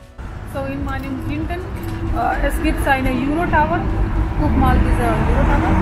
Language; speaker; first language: German; non-native, learner; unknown